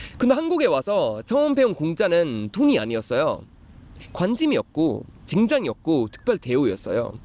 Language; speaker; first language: Korean; non-native, fluent; Swedish